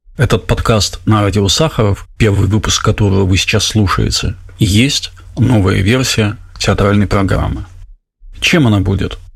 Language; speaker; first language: Russian; native; Russian